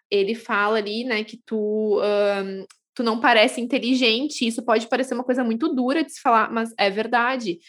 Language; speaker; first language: Portuguese; native; Portuguese